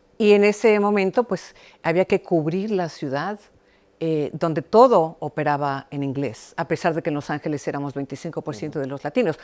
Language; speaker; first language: Spanish; early bilingual, heritage; Spanish